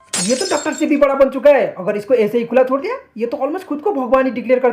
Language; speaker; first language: Hindi; native; Hindi